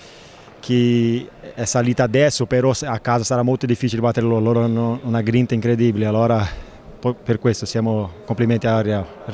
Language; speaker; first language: Italian; non-native, fluent; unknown